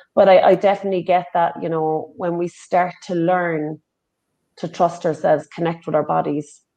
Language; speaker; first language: English; native; English